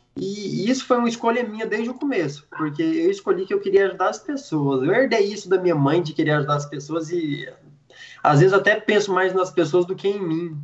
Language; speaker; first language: Portuguese; native; Portuguese